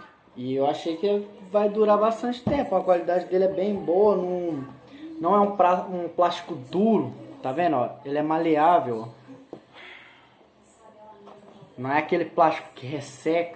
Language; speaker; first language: Portuguese; native; Portuguese